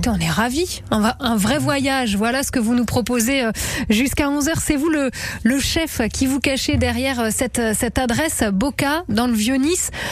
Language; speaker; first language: French; native; French